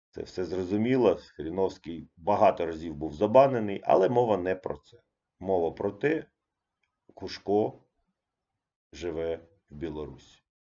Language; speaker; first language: Ukrainian; non-native, local second language; Russian